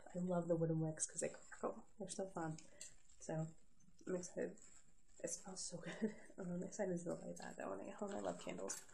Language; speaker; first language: English; native; English